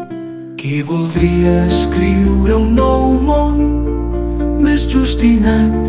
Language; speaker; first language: Spanish; native; Spanish